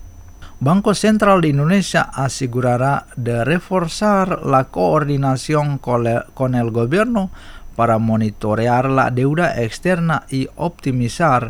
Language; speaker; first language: Spanish; non-native, fluent; Indonesian